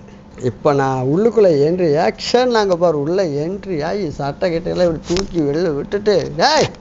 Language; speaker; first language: Tamil; native; Tamil